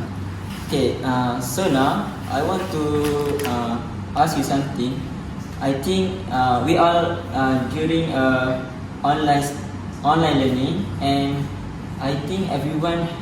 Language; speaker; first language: English; non-native, local second language; Malay